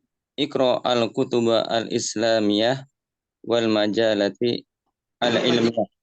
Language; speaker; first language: Arabic; non-native, learner; Indonesian